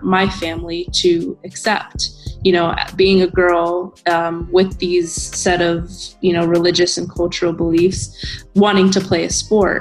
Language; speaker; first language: English; native; English